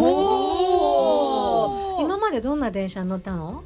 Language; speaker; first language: Japanese; native; Japanese